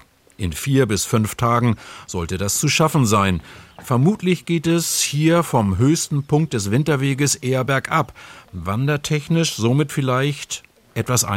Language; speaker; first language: German; native; German